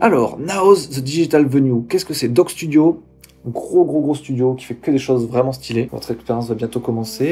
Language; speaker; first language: French; native; French